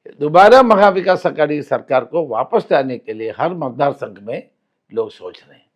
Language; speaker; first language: Hindi; non-native, local second language; Malayalam